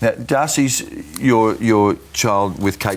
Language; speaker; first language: English; native; English